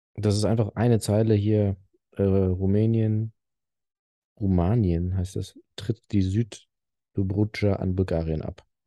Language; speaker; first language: German; early bilingual, other home language; Arabic